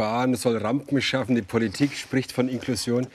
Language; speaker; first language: German; native; German